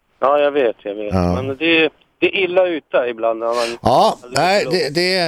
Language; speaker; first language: Swedish; non-native, local second language; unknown